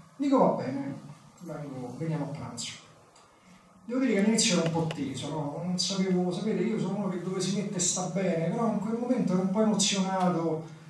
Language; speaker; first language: Italian; native; Italian